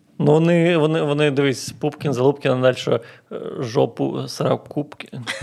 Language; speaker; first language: Ukrainian; non-native, local second language; Russian